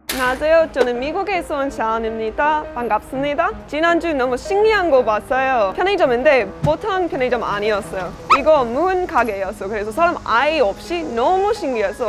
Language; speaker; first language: Korean; non-native, learner; English